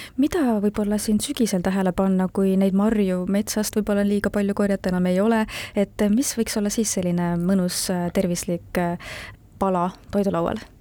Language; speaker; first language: Estonian; native; Estonian